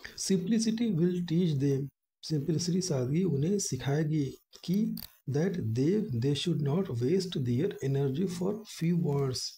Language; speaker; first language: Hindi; native; Hindi